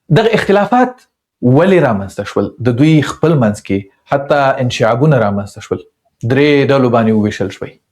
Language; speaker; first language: Pashto; native; Pashto